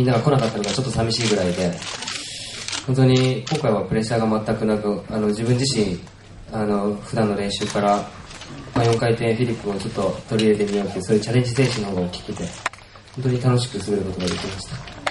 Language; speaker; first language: Japanese; native; Japanese